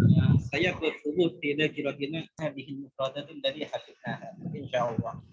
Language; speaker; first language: Arabic; non-native, fluent; Malay